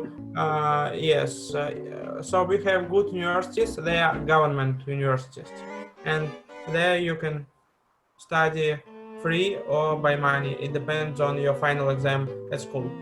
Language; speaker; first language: English; non-native, fluent; Russian